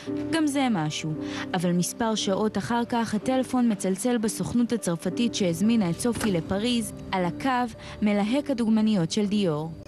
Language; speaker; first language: Hebrew; native; Hebrew